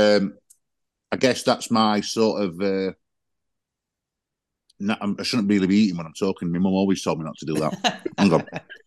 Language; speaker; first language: English; native; English